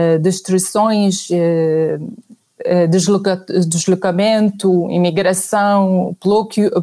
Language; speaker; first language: Portuguese; non-native, fluent; Arabic